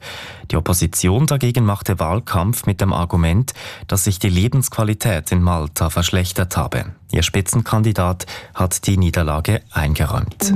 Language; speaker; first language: German; native; German